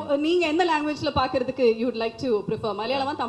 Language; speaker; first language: Tamil; native; Tamil